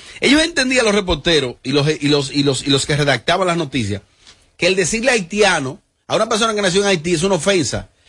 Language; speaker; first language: Spanish; native; Spanish